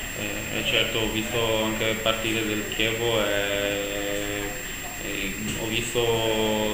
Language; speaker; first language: Italian; non-native, learner; Polish